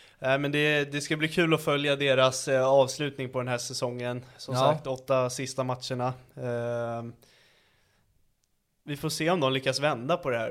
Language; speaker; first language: Swedish; native; Swedish